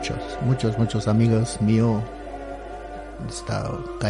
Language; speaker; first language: Spanish; non-native, learner; Romanian